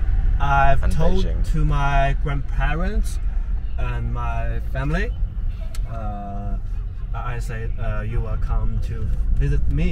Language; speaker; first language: English; non-native, learner; Chinese